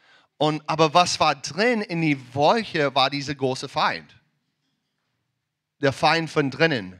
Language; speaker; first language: German; non-native, fluent; English